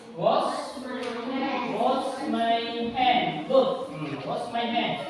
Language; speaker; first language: English; non-native, learner; Indonesian